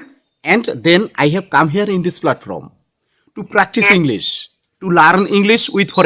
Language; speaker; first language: English; non-native, learner; Bangla